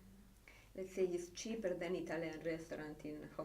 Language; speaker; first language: English; non-native, fluent; Italian